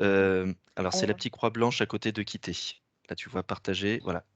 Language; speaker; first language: French; native; French